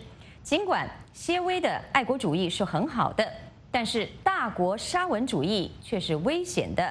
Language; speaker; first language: Chinese; native; Chinese